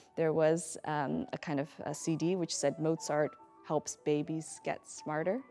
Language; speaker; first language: English; native; English